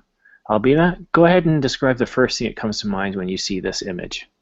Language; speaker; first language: English; native; English